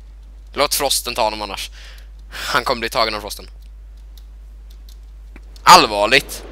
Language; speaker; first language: Swedish; native; Swedish